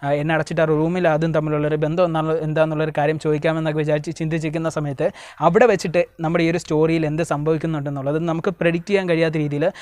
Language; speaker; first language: Malayalam; native; Malayalam